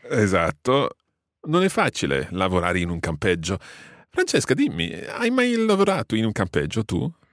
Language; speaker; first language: Italian; non-native, fluent; English